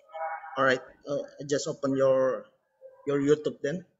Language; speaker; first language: English; non-native, learner; Indonesian